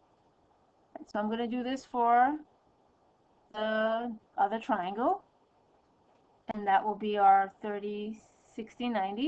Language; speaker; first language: English; native; English